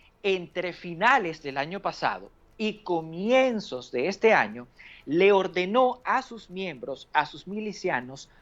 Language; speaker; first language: Spanish; native; Spanish